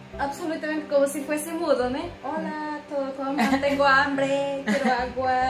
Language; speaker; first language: Portuguese; non-native, learner; Spanish